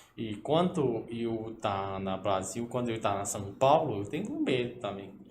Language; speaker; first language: Portuguese; non-native, learner; Cantonese